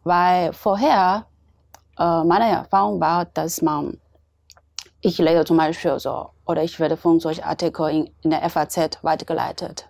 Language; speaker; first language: German; non-native, fluent; Chinese